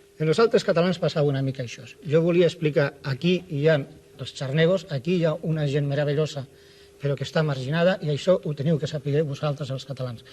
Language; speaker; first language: Catalan; non-native, local second language; Spanish